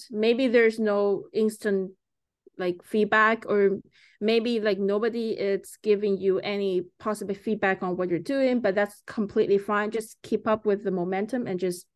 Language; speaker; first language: English; early bilingual, other home language; Chinese